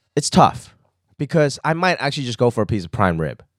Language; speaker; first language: English; non-native, local second language; Cantonese